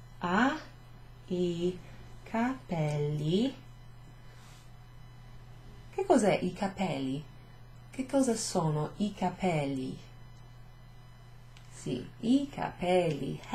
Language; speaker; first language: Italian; non-native, fluent; English